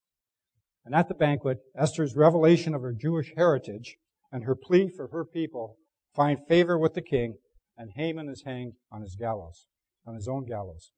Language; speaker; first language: English; native; English